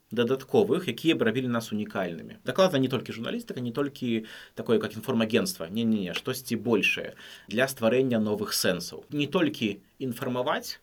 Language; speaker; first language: Belarusian; non-native, local second language; Russian